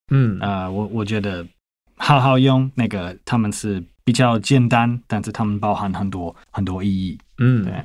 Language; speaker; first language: Chinese; non-native, fluent; English